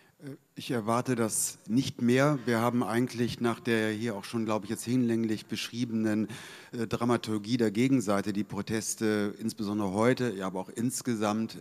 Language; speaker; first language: German; native; German